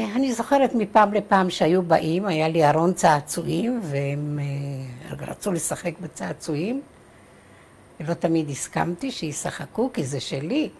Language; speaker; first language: Hebrew; early bilingual, other home language; Czech